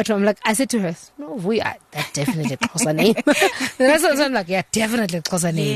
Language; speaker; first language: English; non-native, local second language; Xhosa